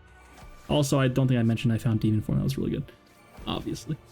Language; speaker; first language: English; native; English